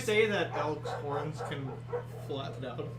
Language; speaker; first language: English; native; English